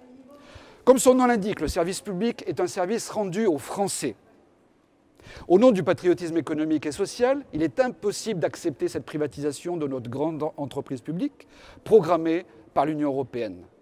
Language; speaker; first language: French; native; French